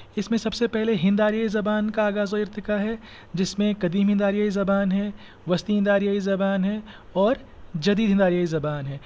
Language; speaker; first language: Hindi; non-native, local second language; Kashmiri